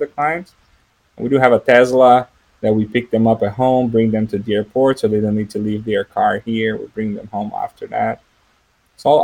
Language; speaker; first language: English; non-native, fluent; Portuguese